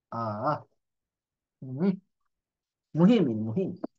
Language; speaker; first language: Arabic; non-native, fluent; Indonesian